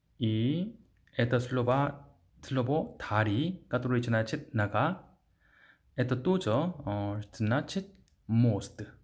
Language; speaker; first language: Russian; non-native, learner; Korean